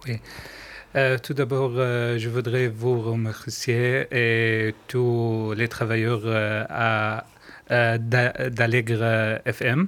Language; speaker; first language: French; non-native, learner; Arabic